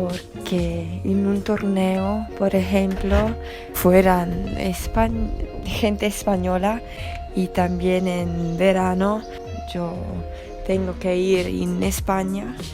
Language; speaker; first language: Spanish; non-native, fluent; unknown